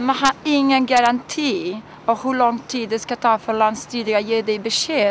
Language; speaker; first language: Swedish; non-native, fluent; Italian